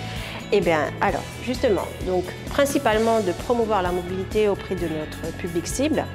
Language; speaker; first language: French; native; French